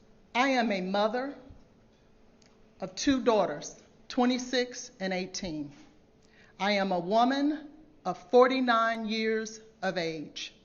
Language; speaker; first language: English; native; English